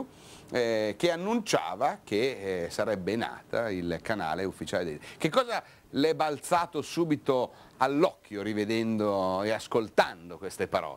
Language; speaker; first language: Italian; native; Italian